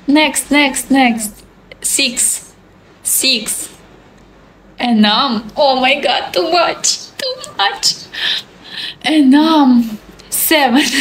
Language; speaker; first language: English; non-native, learner; Russian